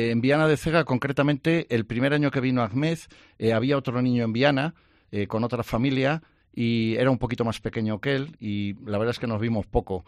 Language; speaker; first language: Spanish; native; Spanish